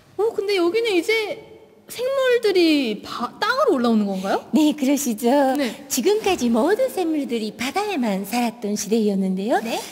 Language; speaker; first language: Korean; non-native, fluent; Japanese